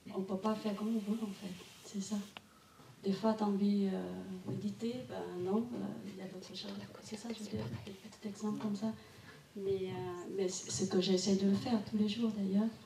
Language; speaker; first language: French; non-native, fluent; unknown